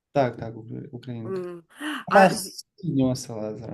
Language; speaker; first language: Ukrainian; native; Ukrainian